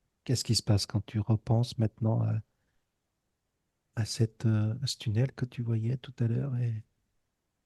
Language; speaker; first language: French; native; French